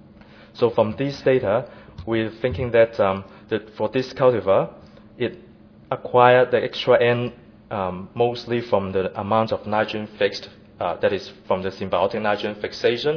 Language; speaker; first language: English; non-native, fluent; Chinese